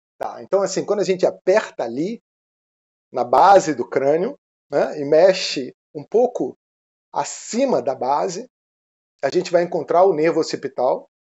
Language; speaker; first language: Portuguese; non-native, fluent; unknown